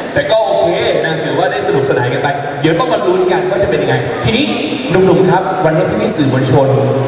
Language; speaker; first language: Thai; native; Thai